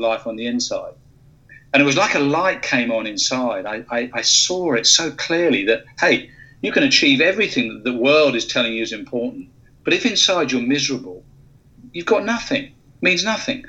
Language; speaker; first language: English; native; English